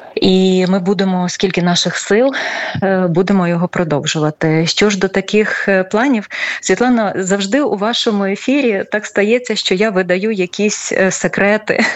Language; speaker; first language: Ukrainian; native; Ukrainian